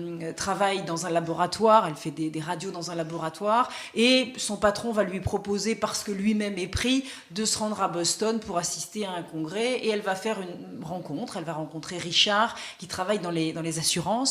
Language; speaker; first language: French; native; French